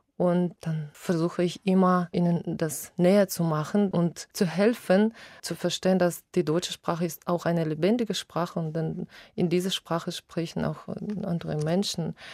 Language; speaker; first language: German; non-native, fluent; Russian